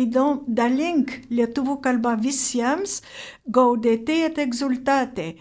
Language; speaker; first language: Lithuanian; non-native, fluent; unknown